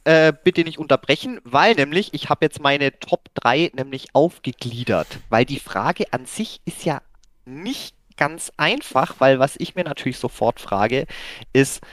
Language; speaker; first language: German; native; German